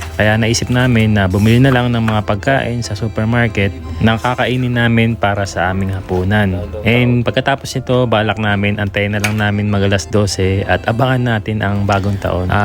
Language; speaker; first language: Filipino; native; Filipino